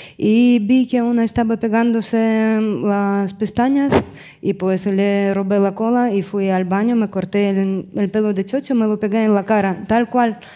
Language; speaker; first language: Spanish; non-native, fluent; Russian